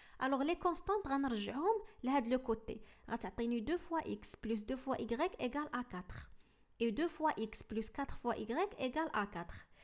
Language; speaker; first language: French; non-native, local second language; Arabic